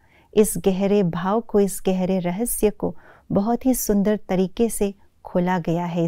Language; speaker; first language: Hindi; native; Hindi